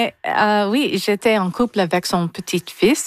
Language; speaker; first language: French; non-native, local second language; English